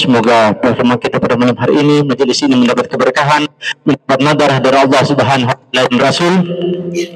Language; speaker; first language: Indonesian; native; Indonesian